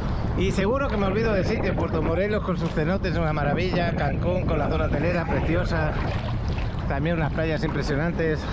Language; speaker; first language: Spanish; native; Spanish